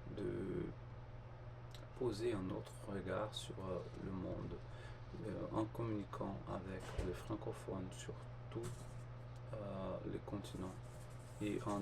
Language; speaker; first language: French; non-native, fluent; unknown